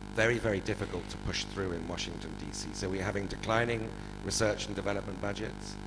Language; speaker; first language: English; native; English